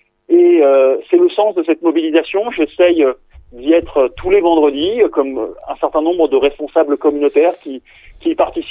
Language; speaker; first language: French; native; French